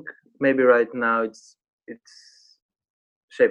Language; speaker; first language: English; non-native, fluent; Greek